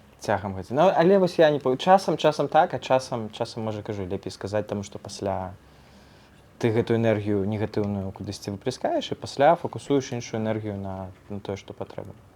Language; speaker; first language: Belarusian; non-native, local second language; Russian